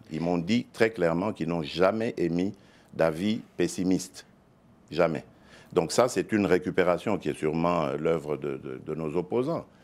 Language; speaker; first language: French; non-native, local second language; Luba-Lulua